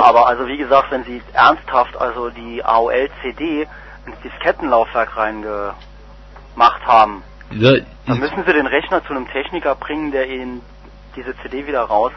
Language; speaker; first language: German; native; German